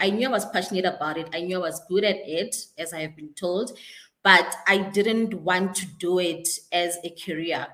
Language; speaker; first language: English; non-native, local second language; Northern Sotho